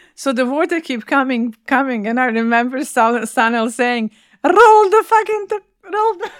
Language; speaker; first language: English; non-native, fluent; Bosnian